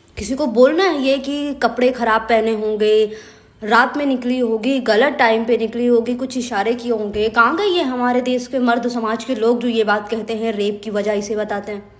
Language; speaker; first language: Hindi; native; Hindi